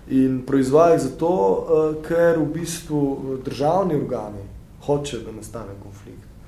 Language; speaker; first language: Slovenian; native; Slovenian